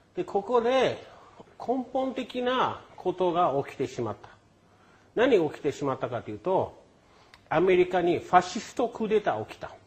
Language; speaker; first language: Japanese; non-native, fluent; English